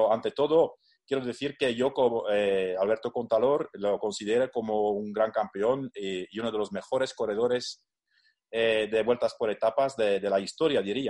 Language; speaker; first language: Spanish; non-native, fluent; Dutch